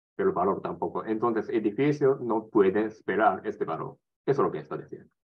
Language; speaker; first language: Spanish; non-native, learner; Japanese